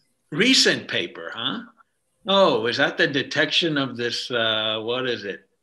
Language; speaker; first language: English; native; English